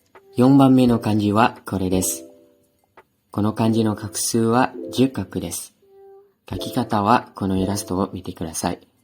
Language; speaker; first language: Japanese; non-native, learner; Indonesian